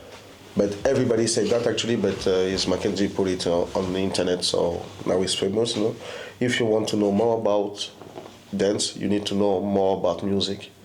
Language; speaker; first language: English; non-native, fluent; French